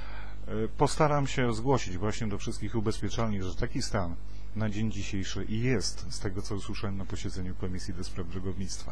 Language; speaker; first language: Polish; native; Polish